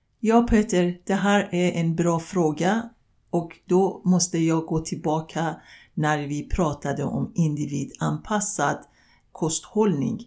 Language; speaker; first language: Swedish; non-native, fluent; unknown